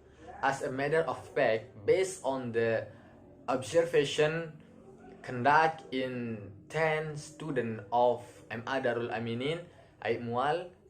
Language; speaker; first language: English; non-native, learner; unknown